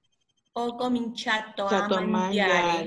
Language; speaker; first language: Italian; non-native, learner; Spanish